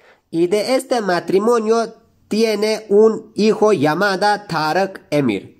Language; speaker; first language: Spanish; non-native, fluent; Turkish